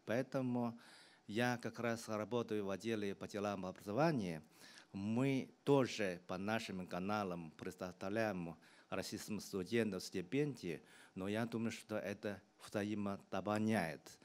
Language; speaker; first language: Russian; non-native, fluent; Chinese